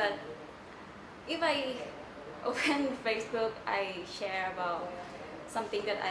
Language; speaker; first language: English; non-native, learner; Thai